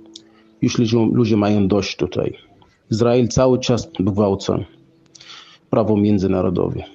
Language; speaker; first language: Polish; non-native, fluent; Arabic